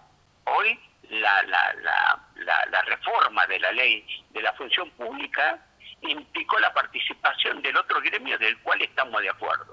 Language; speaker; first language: Spanish; native; Spanish